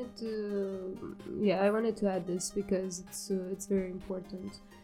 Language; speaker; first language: English; non-native, fluent; Romanian